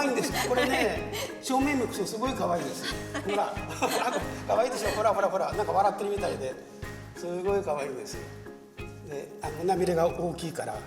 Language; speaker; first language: Japanese; native; Japanese